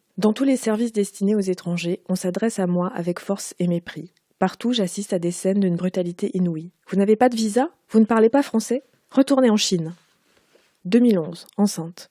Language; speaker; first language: French; native; French